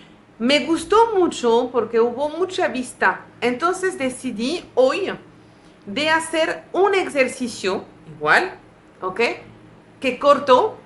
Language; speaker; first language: Spanish; non-native, fluent; French